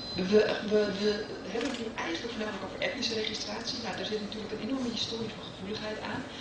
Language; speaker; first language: Dutch; early bilingual, other home language; Serbian